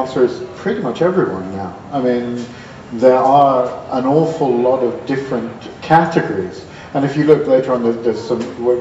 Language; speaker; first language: English; native; English